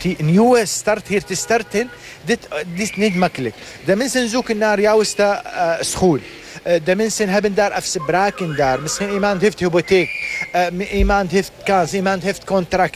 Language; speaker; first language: Dutch; non-native, learner; Arabic